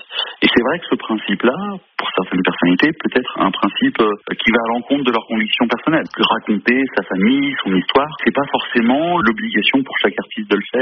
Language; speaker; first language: French; native; French